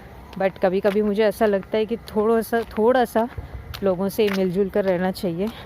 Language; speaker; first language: Hindi; native; Hindi